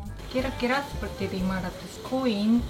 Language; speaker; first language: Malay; non-native, fluent; Korean